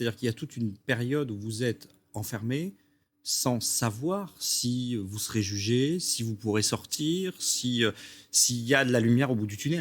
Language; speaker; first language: French; native; French